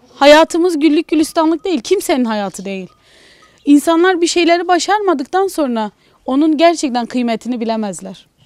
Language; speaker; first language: Turkish; native; Turkish